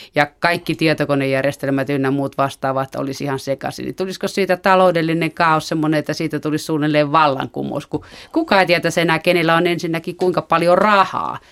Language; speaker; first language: Finnish; native; Finnish